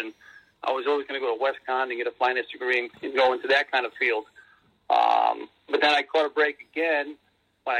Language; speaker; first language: English; native; English